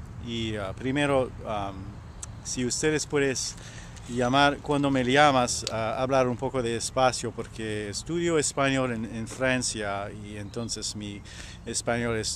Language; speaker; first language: Spanish; non-native, learner; French